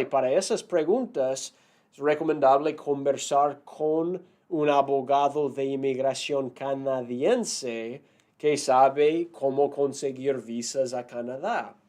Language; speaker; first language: Spanish; non-native, fluent; English